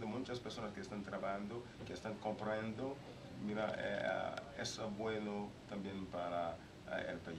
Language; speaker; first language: Spanish; non-native, learner; Haitian Creole